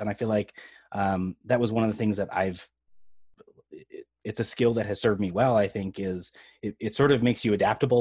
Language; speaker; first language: English; native; English